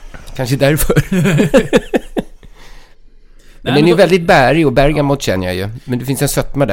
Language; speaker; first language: Swedish; native; Swedish